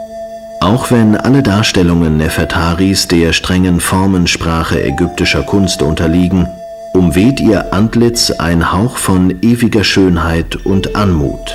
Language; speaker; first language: German; native; German